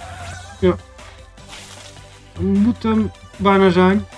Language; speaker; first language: Dutch; native; Dutch